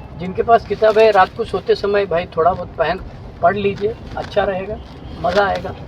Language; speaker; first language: Hindi; non-native, local second language; Marathi